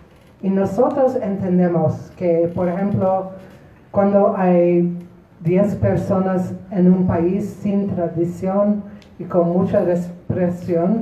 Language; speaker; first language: Spanish; non-native, fluent; Polish